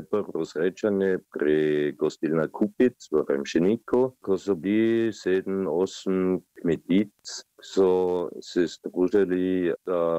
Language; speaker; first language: Slovenian; non-native, learner; German